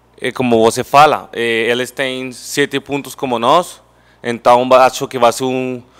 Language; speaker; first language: Portuguese; non-native, learner; Spanish